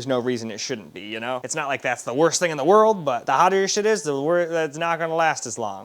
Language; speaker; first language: English; native; English